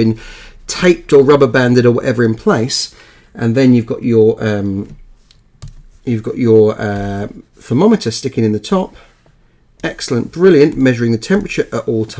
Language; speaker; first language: English; native; English